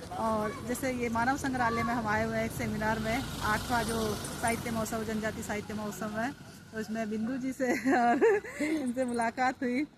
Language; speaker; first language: Hindi; non-native, local second language; Rajasthani